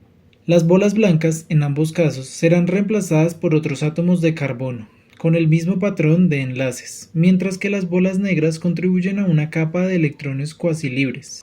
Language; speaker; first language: Spanish; native; Spanish